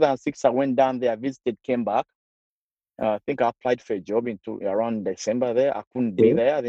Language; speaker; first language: English; non-native, local second language; Ganda